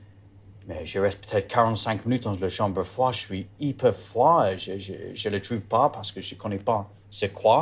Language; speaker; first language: French; non-native, learner; English